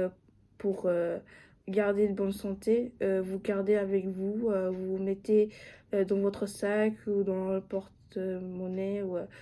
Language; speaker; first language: French; non-native, fluent; Japanese